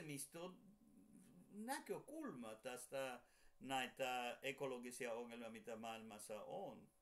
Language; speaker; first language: Finnish; non-native, fluent; Spanish